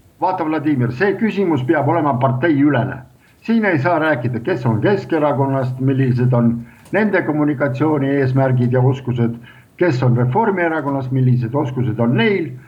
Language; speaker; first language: Estonian; non-native, local second language; Russian